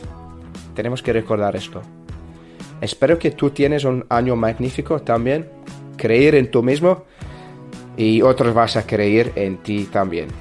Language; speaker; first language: Spanish; non-native, learner; English